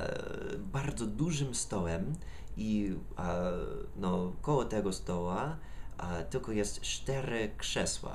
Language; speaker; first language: Polish; non-native, learner; English